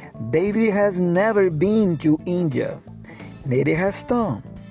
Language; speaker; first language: English; non-native, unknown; Portuguese